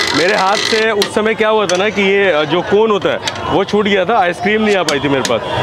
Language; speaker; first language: Hindi; native; Hindi